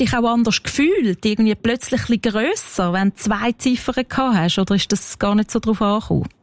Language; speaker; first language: German; native; German